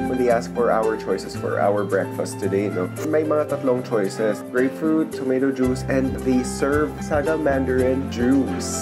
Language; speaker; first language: English; non-native, local second language; Filipino